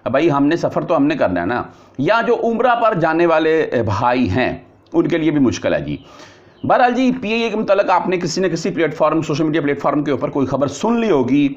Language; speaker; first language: Urdu; non-native, local second language; Punjabi